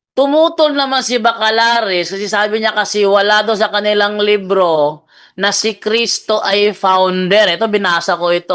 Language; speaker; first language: Filipino; non-native, local second language; Cebuano